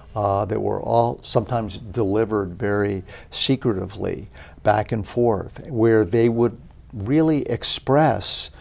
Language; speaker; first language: English; native; English